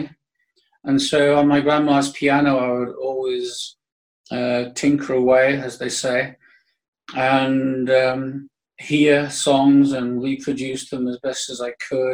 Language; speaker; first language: English; native; English